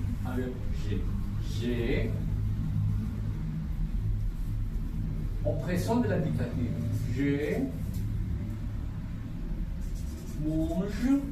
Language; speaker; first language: French; non-native, fluent; Spanish